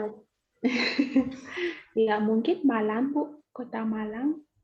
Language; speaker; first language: Indonesian; non-native, learner; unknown